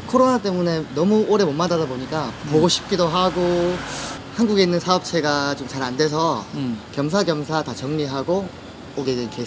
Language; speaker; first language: Korean; native; Korean